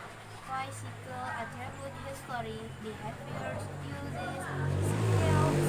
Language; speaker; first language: English; non-native, learner; Indonesian